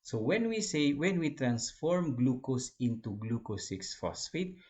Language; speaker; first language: English; non-native, local second language; Filipino